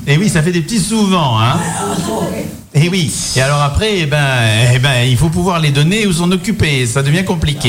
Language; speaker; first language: French; native; French